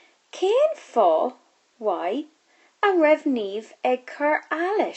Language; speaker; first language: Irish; non-native, local second language; English